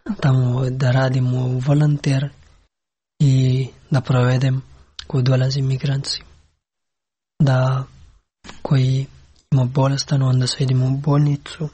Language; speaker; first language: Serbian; non-native, learner; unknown